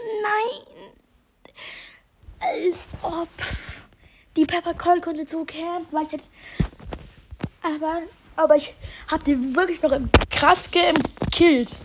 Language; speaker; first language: German; native; German